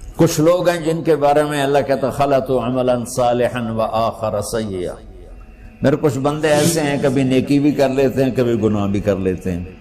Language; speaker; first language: Urdu; non-native, local second language; Punjabi